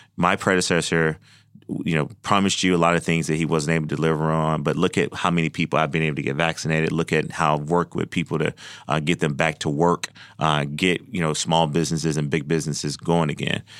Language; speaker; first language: English; native; English